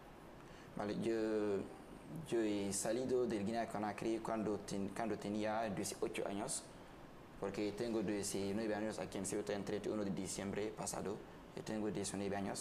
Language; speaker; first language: Spanish; non-native, learner; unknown